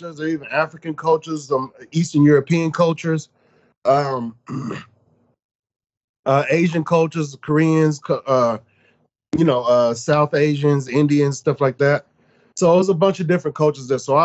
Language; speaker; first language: English; native; English